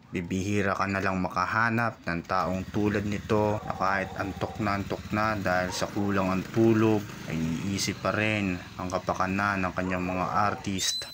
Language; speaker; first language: Filipino; non-native, local second language; Bikol